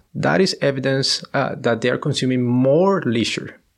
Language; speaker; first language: English; non-native, fluent; Spanish